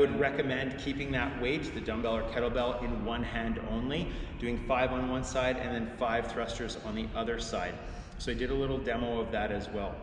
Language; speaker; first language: English; native; English